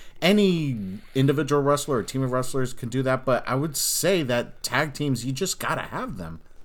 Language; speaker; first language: English; native; English